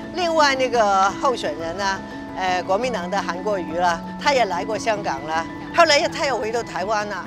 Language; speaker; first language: Chinese; non-native, local second language; Cantonese